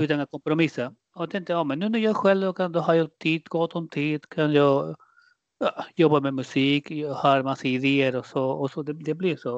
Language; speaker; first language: Swedish; non-native, fluent; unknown